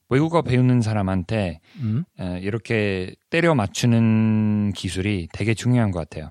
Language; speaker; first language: Korean; native; Korean